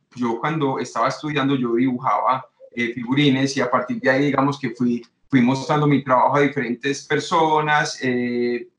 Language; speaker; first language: Spanish; native; Spanish